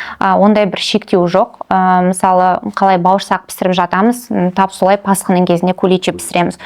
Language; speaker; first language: Kazakh; non-native, local second language; Russian